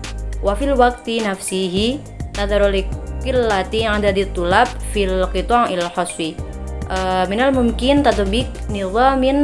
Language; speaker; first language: Arabic; non-native, learner; Indonesian